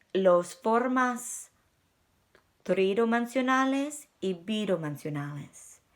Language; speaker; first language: Spanish; non-native, learner; English